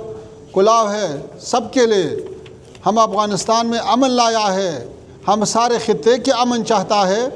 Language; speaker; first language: Hindi; non-native, fluent; Pashto